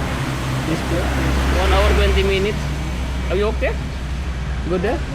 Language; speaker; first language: English; non-native, learner; Indonesian